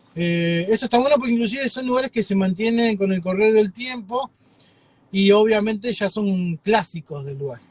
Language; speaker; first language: Spanish; native; Spanish